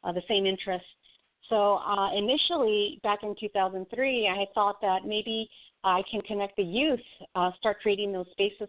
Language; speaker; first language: English; native; English